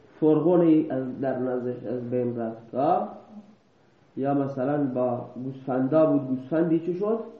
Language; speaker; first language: Persian; non-native, local second language; Baluchi